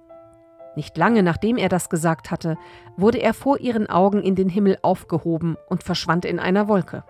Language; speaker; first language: German; native; German